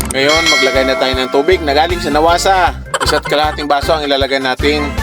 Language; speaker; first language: Filipino; non-native, local second language; Cebuano